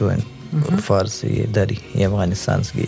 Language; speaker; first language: Slovenian; non-native, learner; Urdu